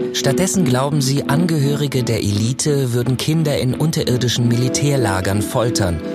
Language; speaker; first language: German; native; German